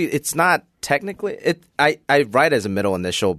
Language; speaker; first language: English; early bilingual, other home language; Cantonese